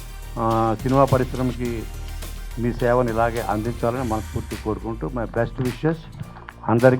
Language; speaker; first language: Telugu; native; Telugu